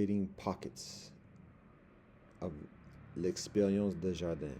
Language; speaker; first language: French; non-native, learner; English